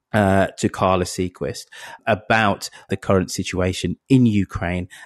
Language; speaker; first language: English; native; English